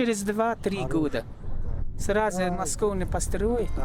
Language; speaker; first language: Russian; non-native, learner; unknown